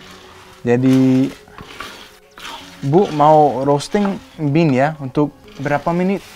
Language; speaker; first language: Indonesian; non-native, learner; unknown